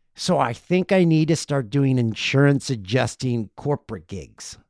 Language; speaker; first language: English; native; English